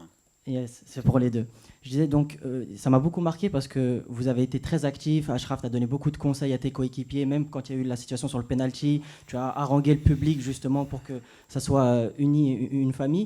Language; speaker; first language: French; native; French